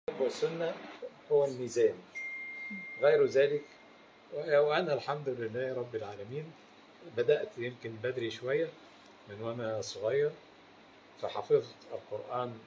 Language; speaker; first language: Arabic; native; Arabic